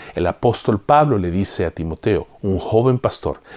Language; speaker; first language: Spanish; native; Spanish